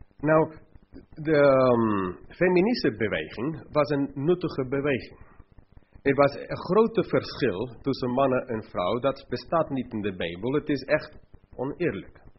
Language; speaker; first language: Dutch; non-native, fluent; English